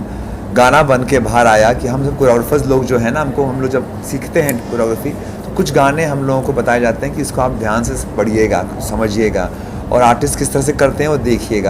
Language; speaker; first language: Hindi; native; Hindi